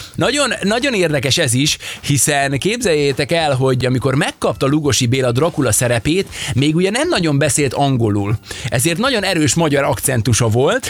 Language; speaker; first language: Hungarian; native; Hungarian